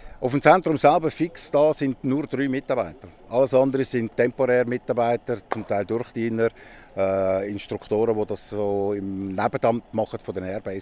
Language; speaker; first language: German; native; German